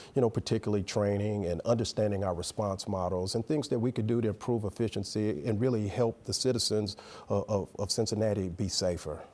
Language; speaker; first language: English; native; English